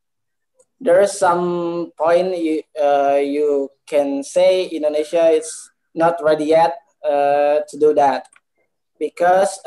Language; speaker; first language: English; non-native, learner; Indonesian